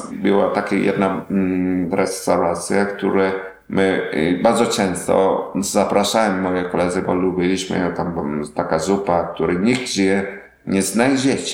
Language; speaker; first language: Polish; non-native, learner; Vietnamese